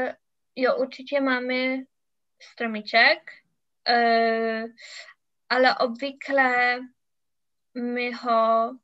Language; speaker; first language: Czech; non-native, learner; English